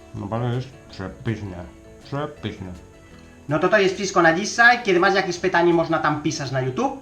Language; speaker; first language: Polish; non-native, learner; Spanish